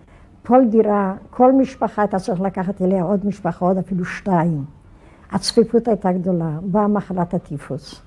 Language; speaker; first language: Hebrew; non-native, fluent; Polish